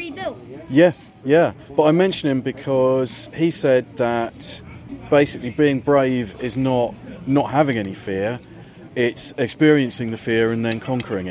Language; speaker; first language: English; native; English